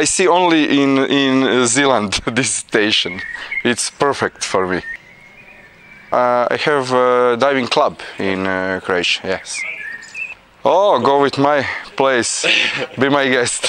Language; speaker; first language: English; non-native, learner; Croatian